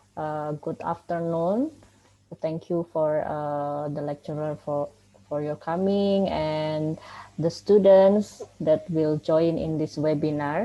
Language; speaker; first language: English; non-native, learner; Indonesian